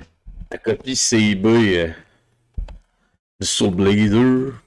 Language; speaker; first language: French; native; French